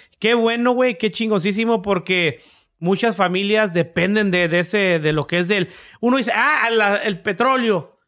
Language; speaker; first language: Spanish; early bilingual, heritage; English